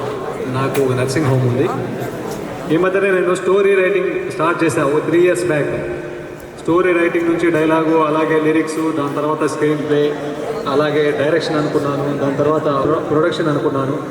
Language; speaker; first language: Telugu; native; Telugu